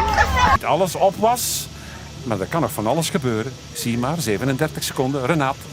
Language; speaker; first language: Dutch; native; Dutch